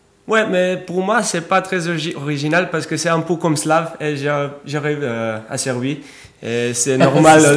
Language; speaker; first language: French; non-native, learner; Serbian